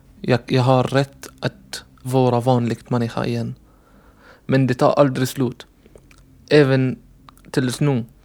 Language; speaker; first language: Swedish; non-native, learner; Arabic